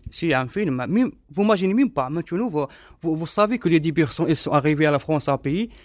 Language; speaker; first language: French; non-native, learner; Arabic